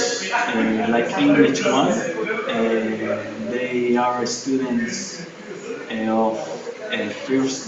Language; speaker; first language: English; non-native, learner; Spanish